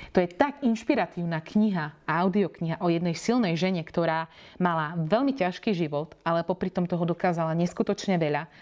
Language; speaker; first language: Slovak; native; Slovak